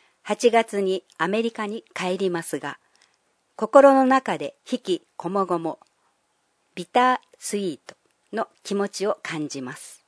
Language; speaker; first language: Japanese; non-native, fluent; English